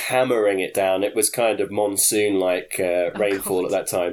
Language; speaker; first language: English; native; English